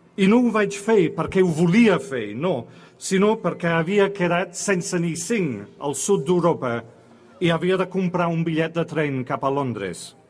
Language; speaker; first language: Catalan; non-native, fluent; English